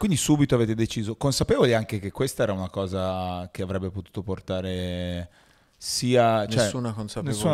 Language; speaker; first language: Italian; native; Italian